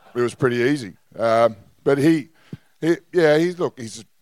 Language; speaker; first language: English; native; English